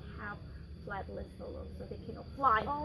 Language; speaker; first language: English; non-native, learner; Indonesian